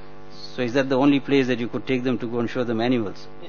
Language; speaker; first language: English; native; English